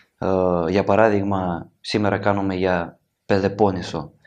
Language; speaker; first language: Greek; non-native, learner; Ukrainian